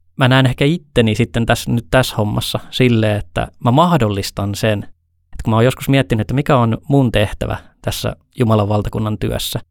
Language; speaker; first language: Finnish; native; Finnish